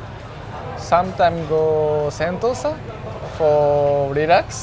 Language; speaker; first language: English; non-native, learner; Japanese